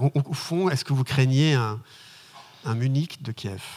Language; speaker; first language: French; native; French